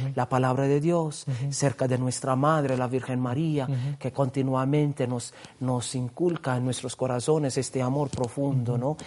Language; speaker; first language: Spanish; non-native, fluent; Maltese